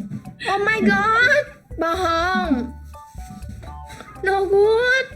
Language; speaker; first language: English; non-native, learner; Vietnamese